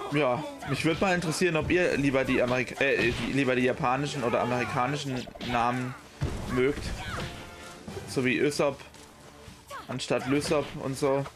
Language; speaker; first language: German; native; German